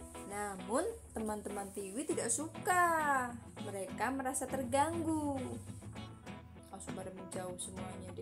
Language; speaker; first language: Indonesian; native; Indonesian